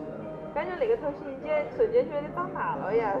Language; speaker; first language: Chinese; native; Chinese